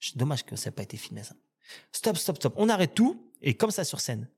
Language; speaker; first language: French; native; French